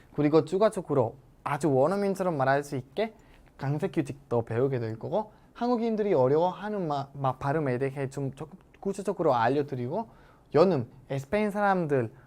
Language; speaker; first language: Korean; non-native, fluent; Spanish